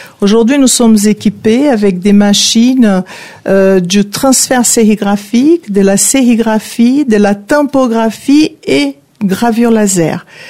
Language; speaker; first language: French; non-native, fluent; Portuguese